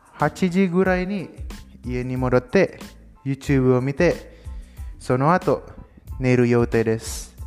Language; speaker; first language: Japanese; non-native, learner; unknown